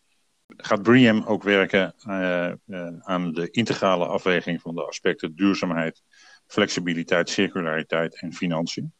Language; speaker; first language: Dutch; native; Dutch